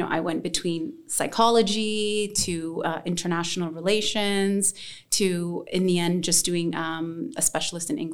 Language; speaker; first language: English; native; English